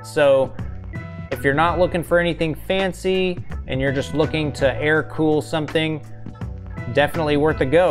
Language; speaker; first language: English; native; English